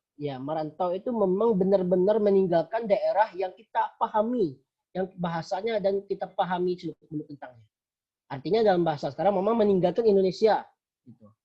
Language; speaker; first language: Indonesian; non-native, local second language; Minangkabau